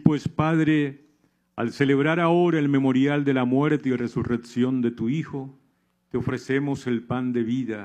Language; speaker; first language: Spanish; native; Spanish